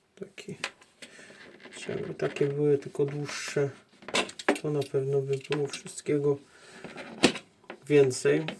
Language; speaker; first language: Polish; native; Polish